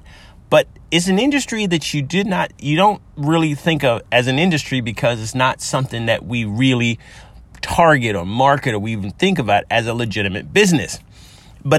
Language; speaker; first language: English; native; English